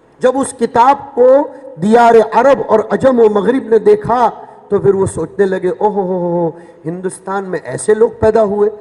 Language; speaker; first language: Urdu; native; Urdu